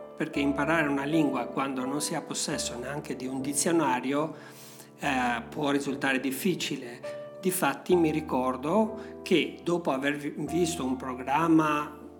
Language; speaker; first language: Italian; non-native, fluent; Albanian